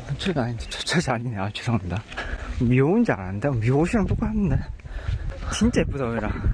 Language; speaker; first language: Korean; native; Korean